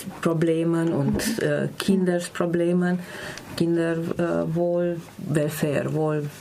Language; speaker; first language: German; non-native, learner; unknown